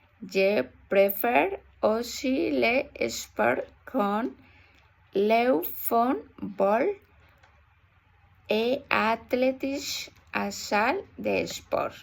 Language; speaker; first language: French; non-native, learner; Spanish